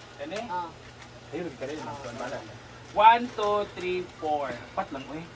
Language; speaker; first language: Filipino; non-native, local second language; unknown